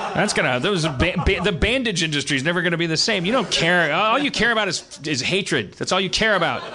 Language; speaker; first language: English; native; English